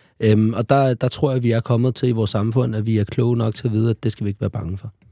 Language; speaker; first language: Danish; native; Danish